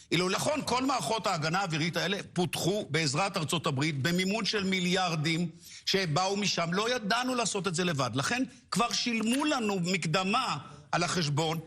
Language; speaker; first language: Hebrew; native; Hebrew